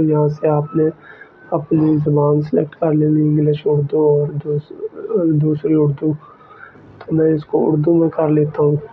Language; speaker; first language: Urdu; non-native, local second language; Punjabi